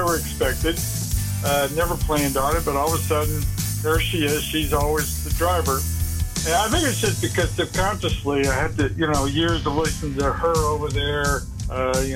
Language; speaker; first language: English; native; English